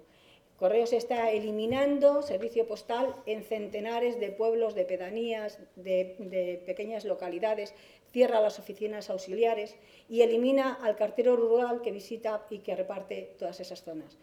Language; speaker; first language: Spanish; native; Spanish